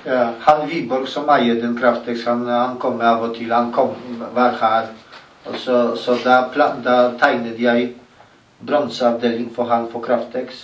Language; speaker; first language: Norwegian; non-native, learner; Polish